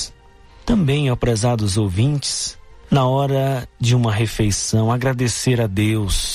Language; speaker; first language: Portuguese; native; Portuguese